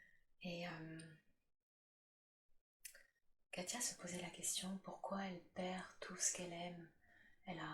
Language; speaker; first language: French; native; French